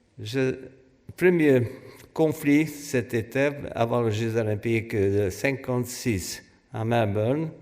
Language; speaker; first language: French; non-native, fluent; Hungarian